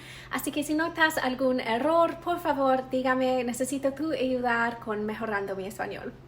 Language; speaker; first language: Spanish; non-native, learner; English